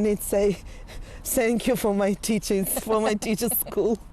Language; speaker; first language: English; non-native, learner; Ukrainian